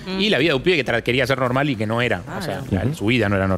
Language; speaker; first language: Spanish; native; Spanish